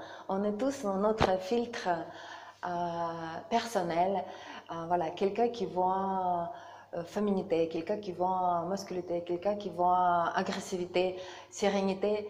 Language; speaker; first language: French; non-native, learner; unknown